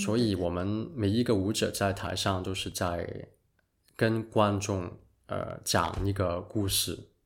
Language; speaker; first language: Chinese; non-native, local second language; Cantonese